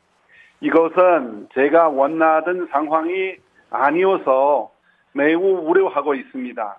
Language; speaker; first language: Korean; non-native, fluent; Chinese